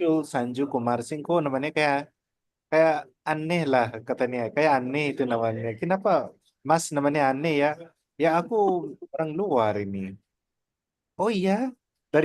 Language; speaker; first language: Indonesian; non-native, learner; Nepali